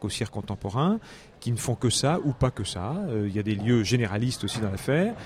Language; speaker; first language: French; native; French